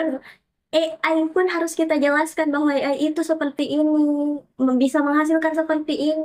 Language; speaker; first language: Indonesian; native; Indonesian